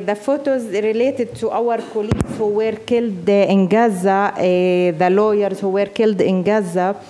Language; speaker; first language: English; non-native, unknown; Arabic